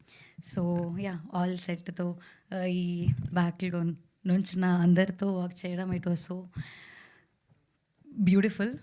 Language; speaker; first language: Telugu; non-native, learner; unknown